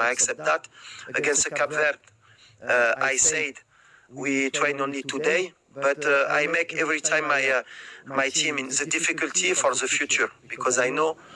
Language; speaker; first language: English; non-native, learner; French